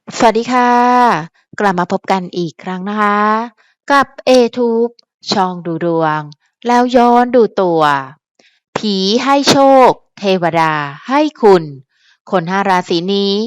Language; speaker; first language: Thai; native; Thai